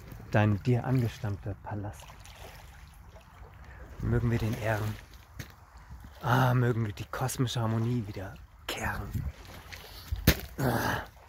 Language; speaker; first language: German; native; German